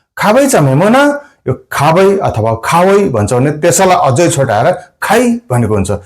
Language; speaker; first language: Nepali; non-native, local second language; Gurung